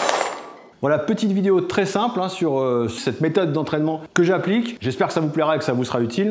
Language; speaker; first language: French; native; French